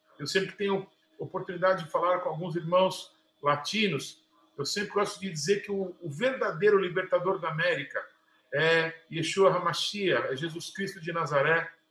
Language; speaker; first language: Portuguese; native; Portuguese